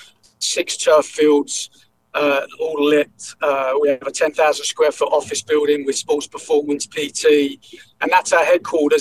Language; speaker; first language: English; native; English